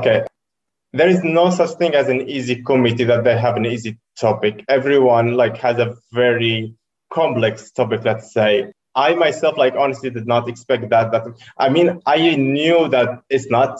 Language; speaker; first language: English; non-native, fluent; Arabic